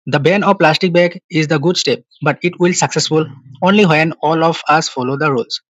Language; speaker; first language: English; non-native, local second language; Assamese